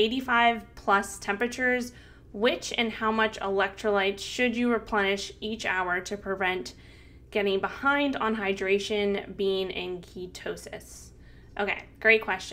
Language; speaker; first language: English; native; English